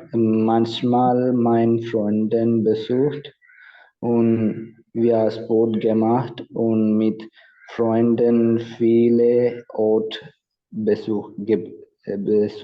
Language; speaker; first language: German; non-native, learner; Malayalam